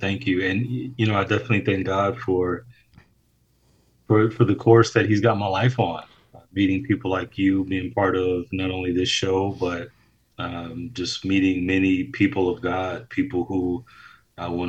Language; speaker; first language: English; native; English